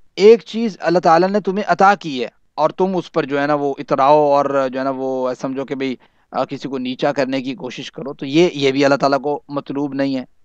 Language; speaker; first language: Urdu; non-native, local second language; Punjabi